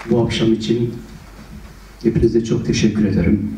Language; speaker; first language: Turkish; native; Turkish